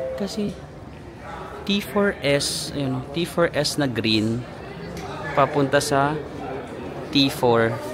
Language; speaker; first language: Filipino; non-native, local second language; Waray